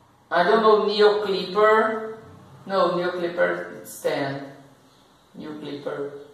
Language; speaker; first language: English; non-native, learner; Portuguese